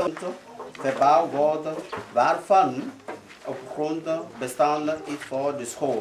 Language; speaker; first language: Dutch; non-native, learner; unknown